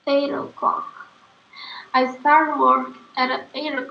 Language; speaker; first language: English; non-native, learner; Portuguese